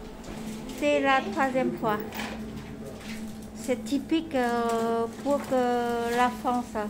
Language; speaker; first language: French; non-native, learner; Vietnamese